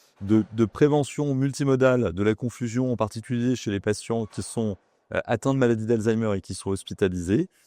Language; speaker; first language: French; native; French